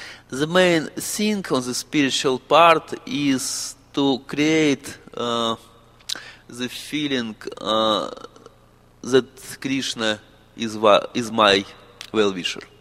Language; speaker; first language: English; non-native, fluent; Russian